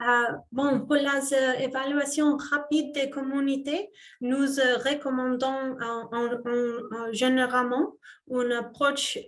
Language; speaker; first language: French; non-native, fluent; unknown